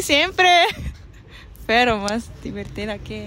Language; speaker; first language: Spanish; non-native, learner; Japanese